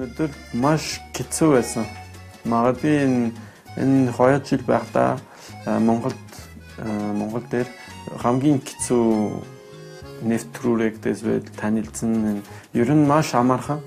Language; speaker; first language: Mongolian; non-native, learner; French